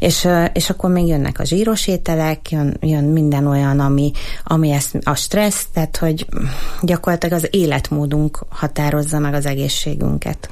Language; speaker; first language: Hungarian; native; Hungarian